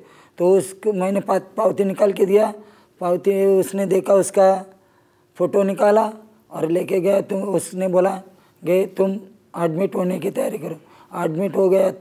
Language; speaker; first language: Hindi; non-native, local second language; Marathi